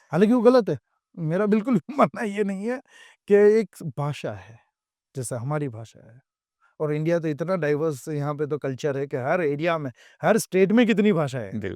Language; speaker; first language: Hindi; non-native, local second language; Gujarati